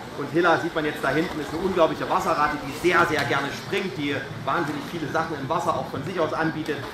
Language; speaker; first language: German; native; German